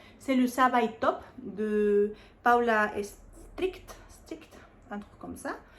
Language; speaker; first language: French; non-native, fluent; Spanish